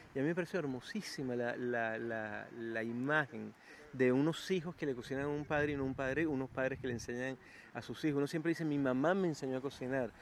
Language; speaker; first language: Spanish; native; Spanish